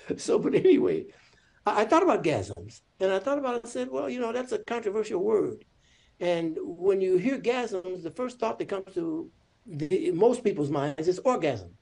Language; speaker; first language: English; native; English